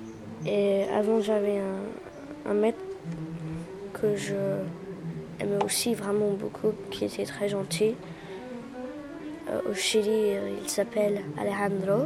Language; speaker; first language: French; early bilingual, other home language; Spanish